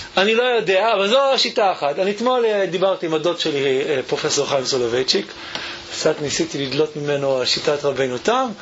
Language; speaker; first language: Hebrew; early bilingual, other home language; English